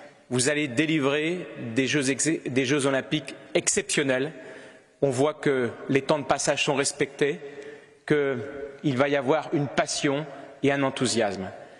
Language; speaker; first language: French; native; French